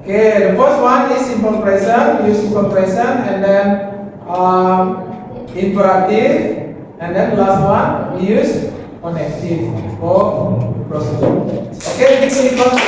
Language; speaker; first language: English; non-native, learner; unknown